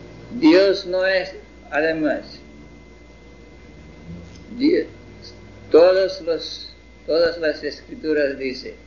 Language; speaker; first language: Spanish; non-native, fluent; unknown